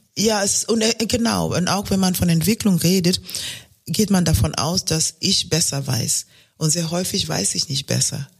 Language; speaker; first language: German; non-native, fluent; Luo (Kenya and Tanzania)